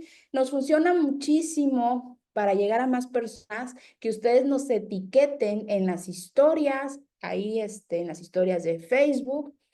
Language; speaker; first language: Spanish; native; Spanish